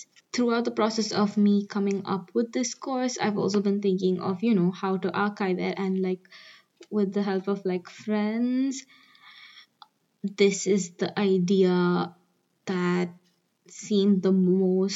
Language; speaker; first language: English; non-native, local second language; Hindi